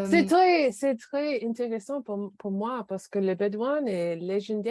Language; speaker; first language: French; non-native, learner; English